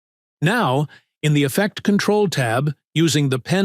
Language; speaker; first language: English; non-native, local second language; Bangla